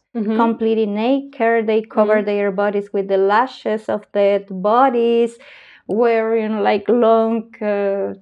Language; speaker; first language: English; non-native, learner; Spanish